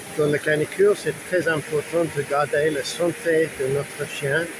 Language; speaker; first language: French; non-native, learner; English